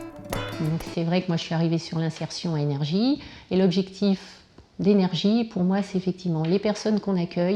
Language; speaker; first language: French; native; French